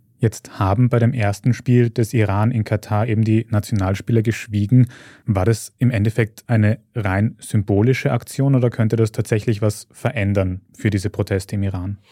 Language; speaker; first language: German; native; German